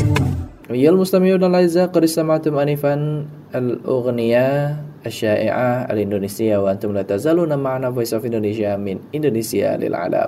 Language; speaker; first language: Arabic; non-native, fluent; Indonesian